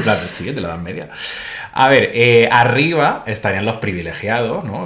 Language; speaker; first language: Spanish; native; Spanish